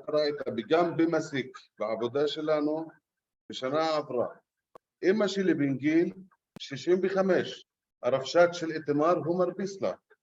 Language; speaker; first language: Hebrew; non-native, local second language; Arabic